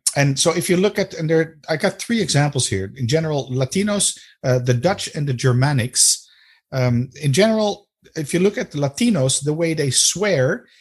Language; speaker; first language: English; non-native, fluent; Dutch